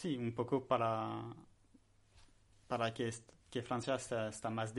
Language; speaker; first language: Spanish; non-native, learner; French